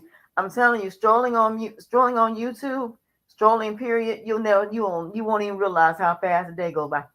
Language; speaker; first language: English; native; English